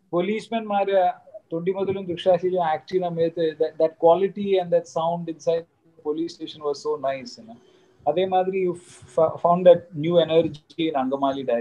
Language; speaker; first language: English; non-native, local second language; Malayalam